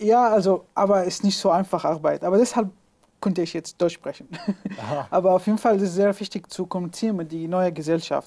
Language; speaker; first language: German; non-native, learner; Arabic